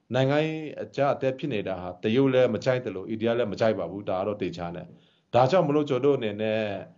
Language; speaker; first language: Burmese; non-native, local second language; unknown